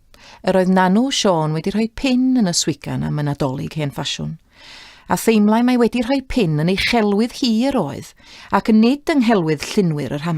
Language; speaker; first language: Welsh; native; Welsh